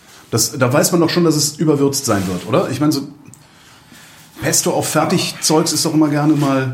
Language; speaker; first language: German; native; German